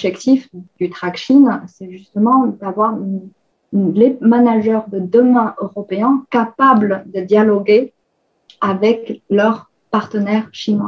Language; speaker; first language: French; non-native, fluent; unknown